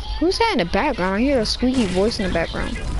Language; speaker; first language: English; native; English